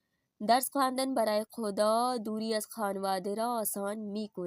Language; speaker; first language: Persian; non-native, fluent; Urdu